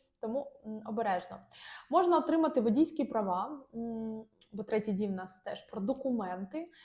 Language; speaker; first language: Ukrainian; non-native, local second language; Russian